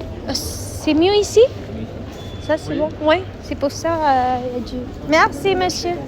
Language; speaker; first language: French; non-native, learner; Filipino